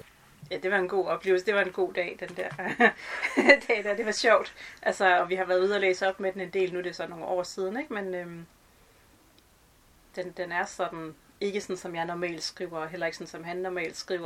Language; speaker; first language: Danish; native; Danish